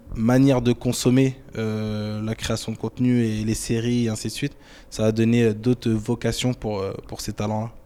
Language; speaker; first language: French; native; French